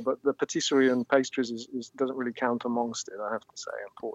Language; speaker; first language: English; native; English